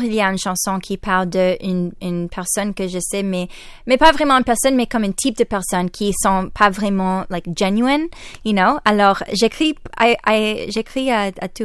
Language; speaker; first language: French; non-native, local second language; English